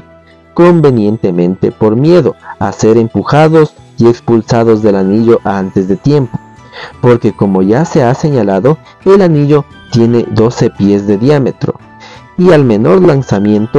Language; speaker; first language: Spanish; native; Spanish